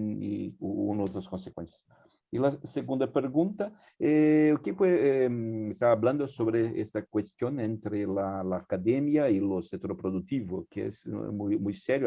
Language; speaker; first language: Spanish; non-native, fluent; Portuguese